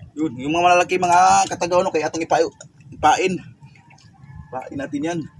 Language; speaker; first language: Filipino; non-native, local second language; Cebuano